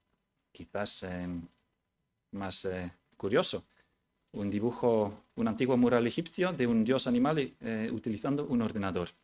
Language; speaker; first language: Spanish; non-native, fluent; Dutch